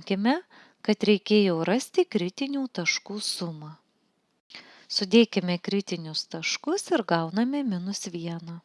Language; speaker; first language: Lithuanian; native; Lithuanian